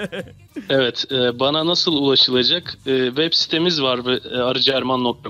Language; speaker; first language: Turkish; native; Turkish